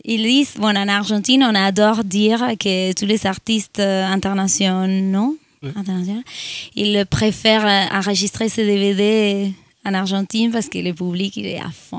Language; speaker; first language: French; non-native, fluent; Spanish